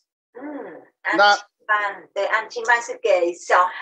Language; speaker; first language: Chinese; non-native, learner; Vietnamese